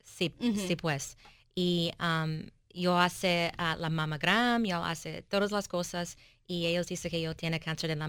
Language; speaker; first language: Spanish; early bilingual, heritage; English